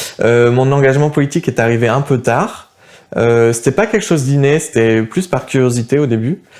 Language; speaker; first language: French; early bilingual, other home language; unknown